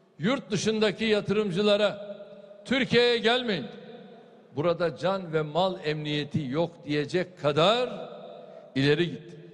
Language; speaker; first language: Turkish; native; Turkish